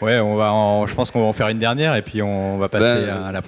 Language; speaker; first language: French; native; French